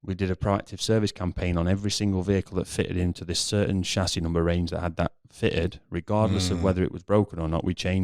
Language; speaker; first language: English; native; English